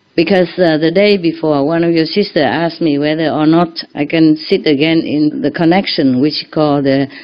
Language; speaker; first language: English; non-native, fluent; Vietnamese